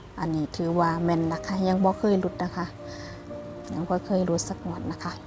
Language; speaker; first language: Thai; non-native, local second language; Northeastern Thai